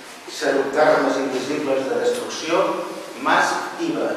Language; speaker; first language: Catalan; native; Catalan